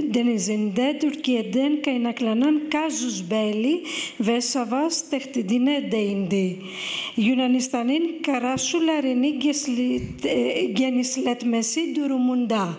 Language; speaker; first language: Turkish; non-native, fluent; Greek